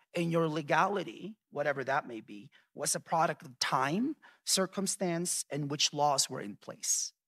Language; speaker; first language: English; early bilingual, other home language; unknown